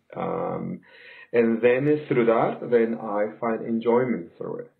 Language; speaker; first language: English; native; English